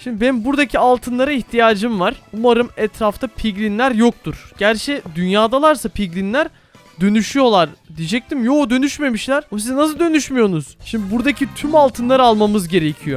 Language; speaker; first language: Turkish; native; Turkish